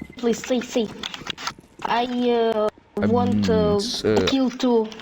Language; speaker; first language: English; non-native, learner; Russian